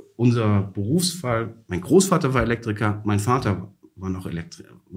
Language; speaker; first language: German; native; German